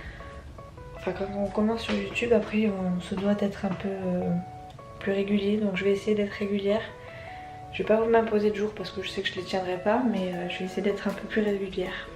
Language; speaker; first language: French; native; French